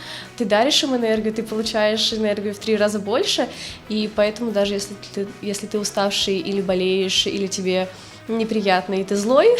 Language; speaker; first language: Russian; native; Russian